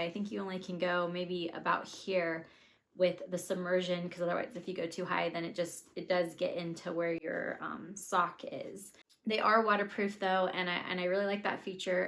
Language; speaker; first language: English; native; English